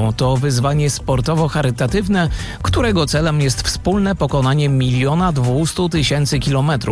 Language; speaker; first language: Polish; native; Polish